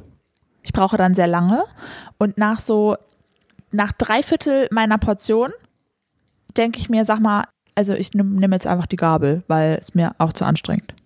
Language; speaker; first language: German; native; German